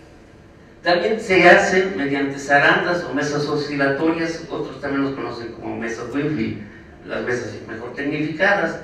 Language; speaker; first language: Spanish; native; Spanish